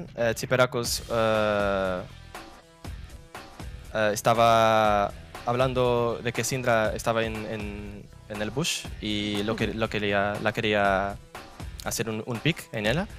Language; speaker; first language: Spanish; non-native, learner; Portuguese